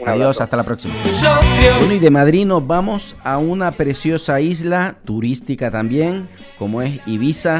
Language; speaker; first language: Spanish; native; Spanish